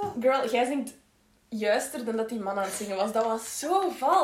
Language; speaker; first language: Dutch; native; Dutch